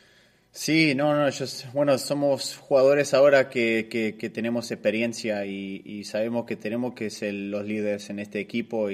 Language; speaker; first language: Spanish; early bilingual, heritage; Spanish